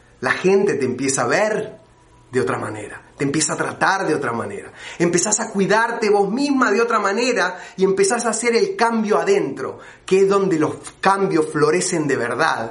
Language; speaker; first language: Spanish; native; Spanish